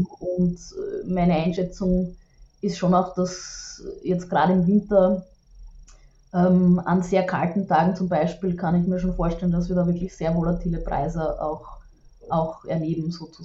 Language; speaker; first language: German; native; German